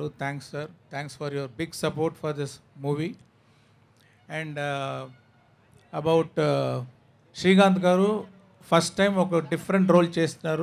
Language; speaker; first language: Telugu; non-native, fluent; Tamil